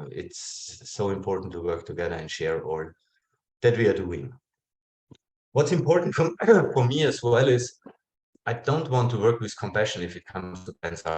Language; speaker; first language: English; non-native, fluent; German